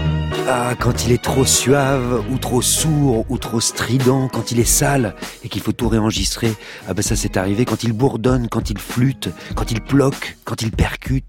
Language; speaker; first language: French; native; French